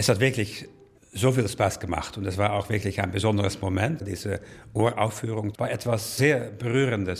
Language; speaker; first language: German; non-native, fluent; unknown